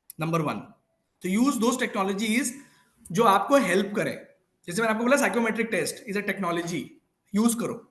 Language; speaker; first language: Hindi; native; Hindi